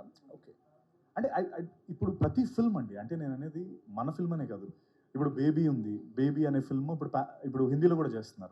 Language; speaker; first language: Telugu; native; Telugu